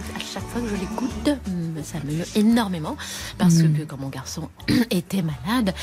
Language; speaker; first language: French; native; French